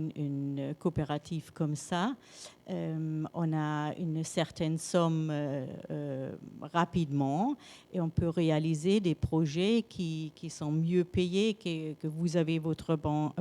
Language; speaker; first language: French; non-native, learner; German